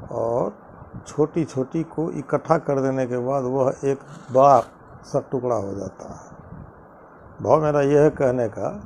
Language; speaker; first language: Hindi; native; Hindi